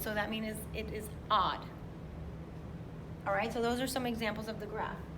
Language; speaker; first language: English; native; English